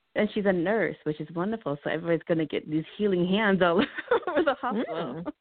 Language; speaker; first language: English; early bilingual, heritage; Lao